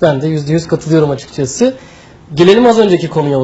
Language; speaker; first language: Turkish; native; Turkish